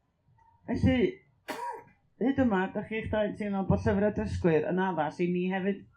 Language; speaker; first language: Welsh; native; Welsh